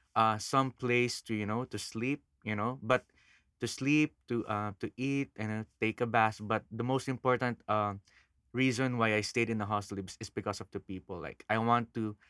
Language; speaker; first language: English; non-native, local second language; Filipino